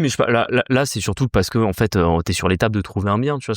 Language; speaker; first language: French; native; French